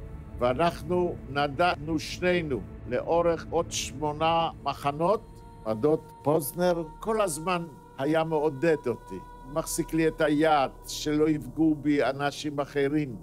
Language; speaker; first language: Hebrew; non-native, fluent; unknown